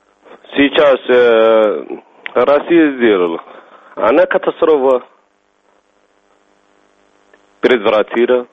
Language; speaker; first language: Russian; non-native, fluent; Somali